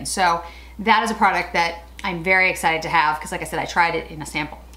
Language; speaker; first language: English; native; English